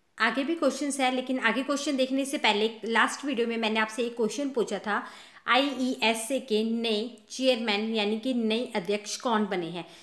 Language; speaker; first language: Hindi; non-native, local second language; Punjabi